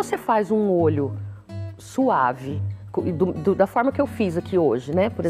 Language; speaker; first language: Portuguese; native; Portuguese